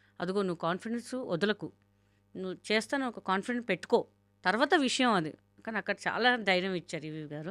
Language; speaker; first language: Telugu; non-native, local second language; Hindi